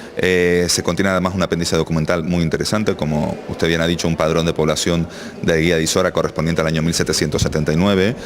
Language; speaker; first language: Spanish; native; Spanish